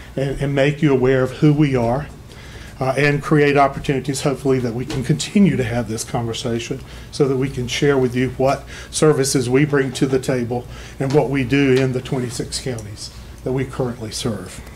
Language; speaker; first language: English; native; English